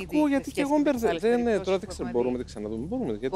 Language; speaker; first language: Greek; native; Greek